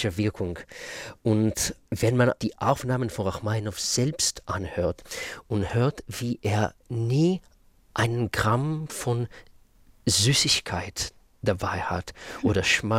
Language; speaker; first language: German; non-native, fluent; Russian